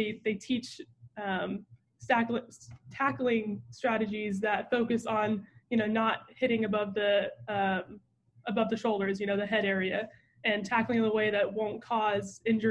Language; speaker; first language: English; native; English